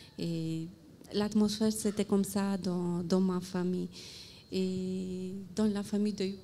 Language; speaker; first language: French; non-native, fluent; Romanian